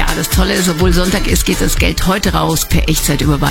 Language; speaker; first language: German; native; German